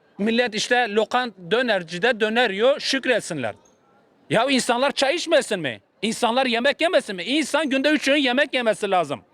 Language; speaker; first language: Turkish; native; Turkish